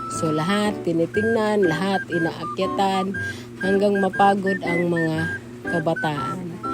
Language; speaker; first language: Filipino; non-native, local second language; Cebuano